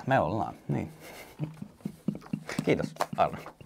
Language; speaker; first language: Finnish; native; Finnish